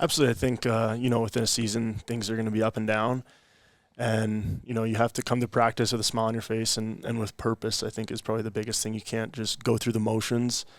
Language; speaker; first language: English; native; English